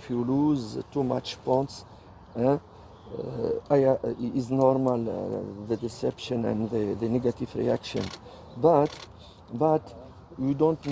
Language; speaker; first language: English; non-native, learner; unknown